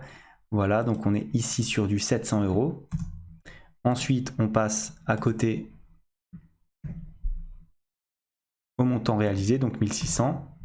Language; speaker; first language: French; native; French